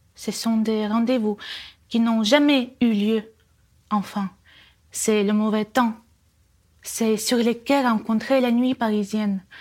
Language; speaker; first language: French; non-native, fluent; Russian